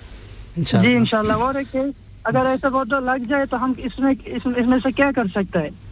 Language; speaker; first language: Hindi; non-native, fluent; Bangla